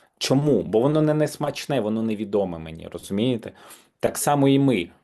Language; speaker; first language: Ukrainian; native; Ukrainian